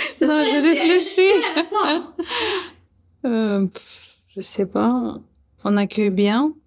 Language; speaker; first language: French; non-native, learner; Russian